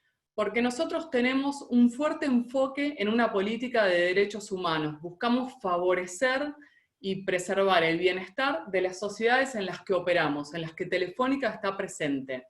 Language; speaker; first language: Spanish; native; Spanish